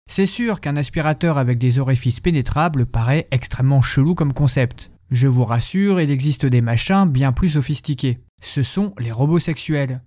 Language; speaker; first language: French; native; French